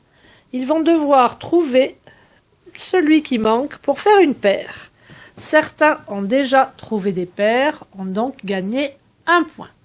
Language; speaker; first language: French; native; French